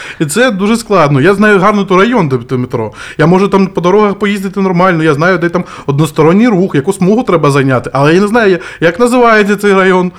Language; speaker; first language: Ukrainian; native; Ukrainian